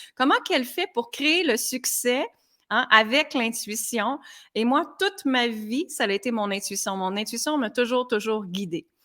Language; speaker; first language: French; native; French